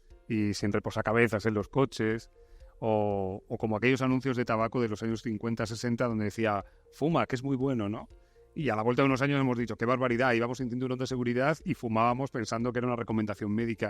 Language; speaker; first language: Spanish; native; Spanish